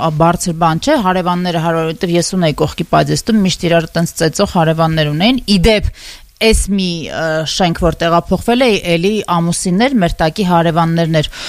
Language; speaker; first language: Armenian; native; Armenian